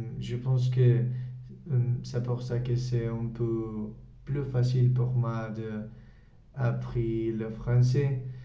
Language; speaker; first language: French; non-native, learner; Spanish